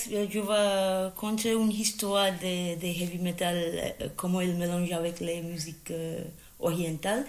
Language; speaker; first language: French; non-native, learner; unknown